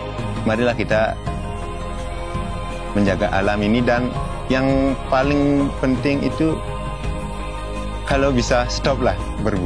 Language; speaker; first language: Indonesian; non-native, local second language; Balinese